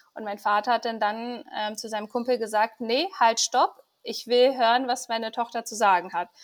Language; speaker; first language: German; early bilingual, other home language; Persian